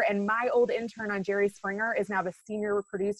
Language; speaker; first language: English; native; English